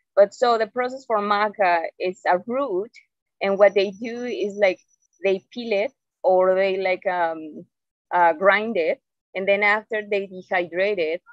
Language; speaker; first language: English; non-native, fluent; Spanish